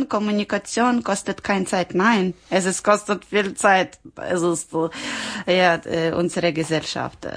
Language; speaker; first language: German; non-native, learner; Ukrainian